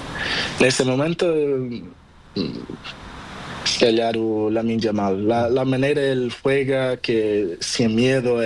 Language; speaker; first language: Spanish; non-native, learner; Portuguese